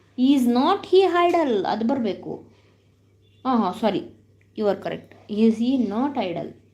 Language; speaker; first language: English; non-native, local second language; Kannada